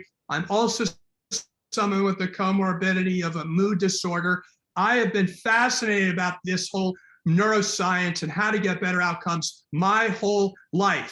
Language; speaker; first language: English; native; English